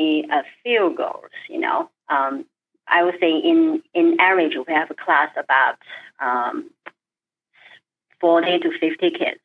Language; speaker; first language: English; non-native, fluent; Chinese